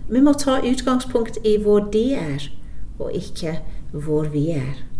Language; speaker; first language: Norwegian; non-native, fluent; English